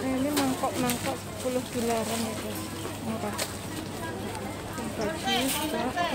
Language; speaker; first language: Indonesian; non-native, local second language; Javanese